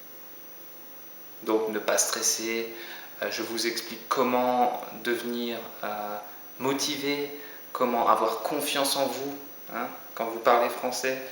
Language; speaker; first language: French; native; French